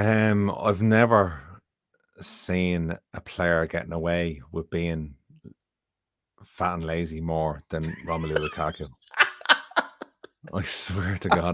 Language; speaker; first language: English; native; English